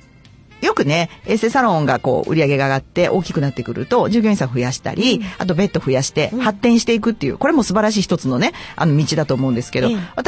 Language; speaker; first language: Japanese; native; Japanese